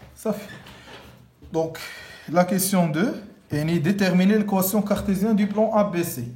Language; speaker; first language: French; non-native, local second language; Arabic